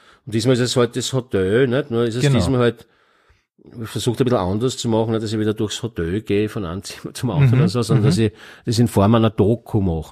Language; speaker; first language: German; native; German